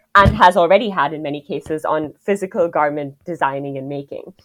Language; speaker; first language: English; non-native, local second language; Hindi